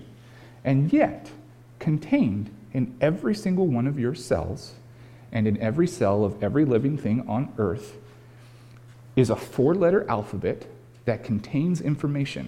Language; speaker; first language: English; native; English